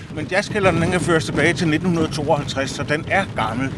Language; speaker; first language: Danish; native; Danish